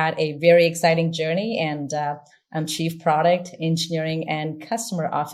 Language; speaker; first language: English; non-native, local second language; Tamil